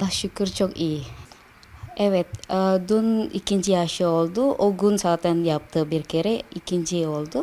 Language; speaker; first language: Turkish; non-native, fluent; Indonesian